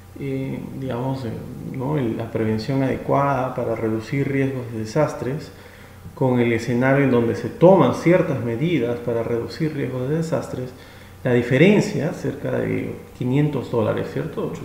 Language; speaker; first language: Spanish; native; Spanish